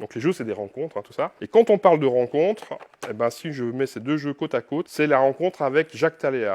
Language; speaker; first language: French; native; French